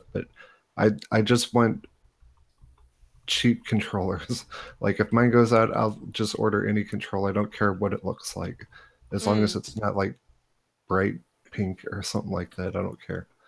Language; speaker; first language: English; native; English